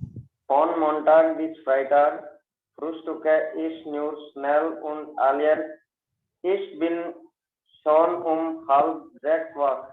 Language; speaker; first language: German; non-native, learner; Hindi